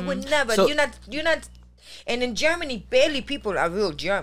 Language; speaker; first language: English; non-native, fluent; German